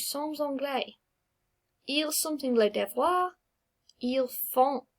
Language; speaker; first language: French; non-native, fluent; English